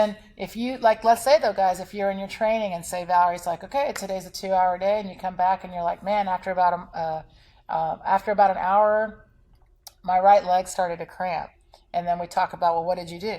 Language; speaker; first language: English; native; English